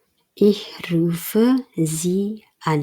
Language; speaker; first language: German; non-native, fluent; Indonesian